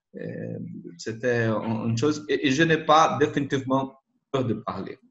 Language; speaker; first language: French; non-native, learner; Portuguese